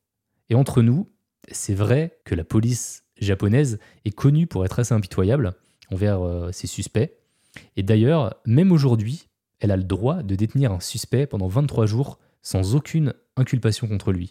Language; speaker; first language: French; native; French